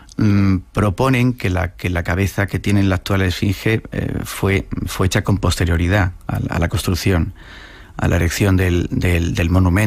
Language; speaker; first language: Spanish; native; Spanish